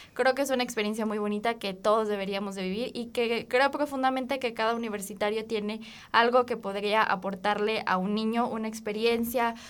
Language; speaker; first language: Spanish; native; Spanish